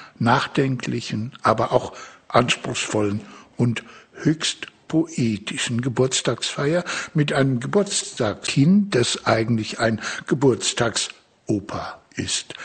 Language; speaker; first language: German; native; German